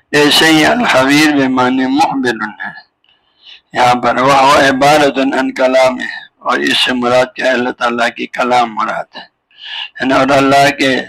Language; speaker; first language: Urdu; non-native, local second language; Balti